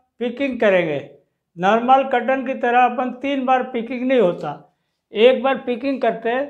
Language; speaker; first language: Hindi; non-native, local second language; Odia